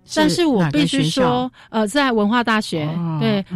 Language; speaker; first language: Chinese; native; Chinese